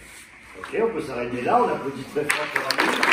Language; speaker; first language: French; native; French